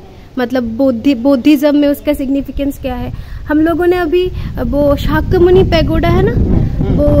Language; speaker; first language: Hindi; non-native, local second language; Bangla